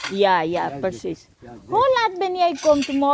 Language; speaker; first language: Dutch; non-native, learner; Hindi